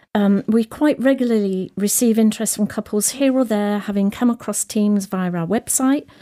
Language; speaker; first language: English; native; English